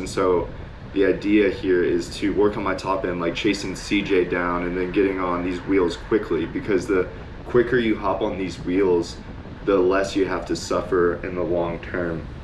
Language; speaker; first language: English; native; English